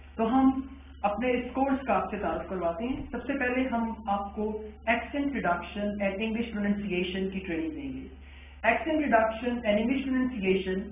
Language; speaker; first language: Urdu; native; Urdu